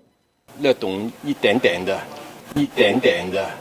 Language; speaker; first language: Chinese; non-native, local second language; Cantonese